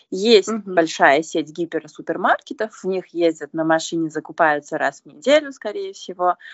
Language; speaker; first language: Russian; native; Russian